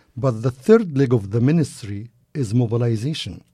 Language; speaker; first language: English; non-native, fluent; Arabic